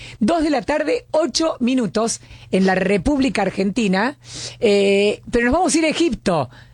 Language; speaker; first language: Spanish; native; Spanish